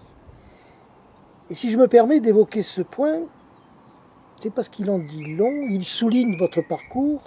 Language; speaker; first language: French; native; French